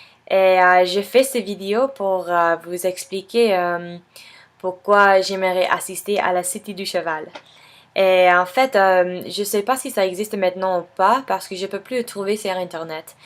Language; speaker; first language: French; non-native, fluent; English